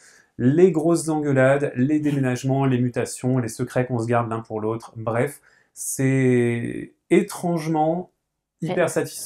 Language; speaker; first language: French; native; French